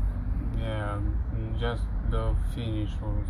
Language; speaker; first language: English; non-native, learner; Romanian